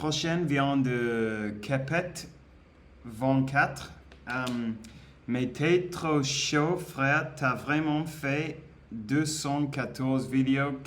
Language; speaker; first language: French; non-native, learner; English